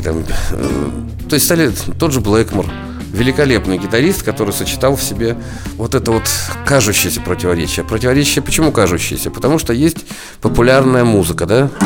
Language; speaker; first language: Russian; native; Russian